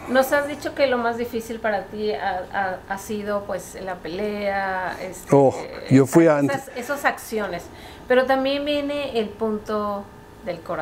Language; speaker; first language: Spanish; native; Spanish